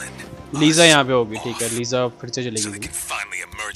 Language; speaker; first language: Hindi; native; Hindi